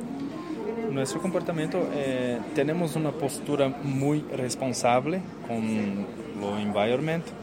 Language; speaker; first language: Spanish; non-native, learner; Portuguese